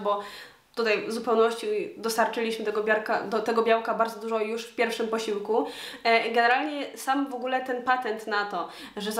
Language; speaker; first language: Polish; native; Polish